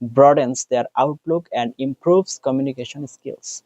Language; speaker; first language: English; non-native, local second language; Bangla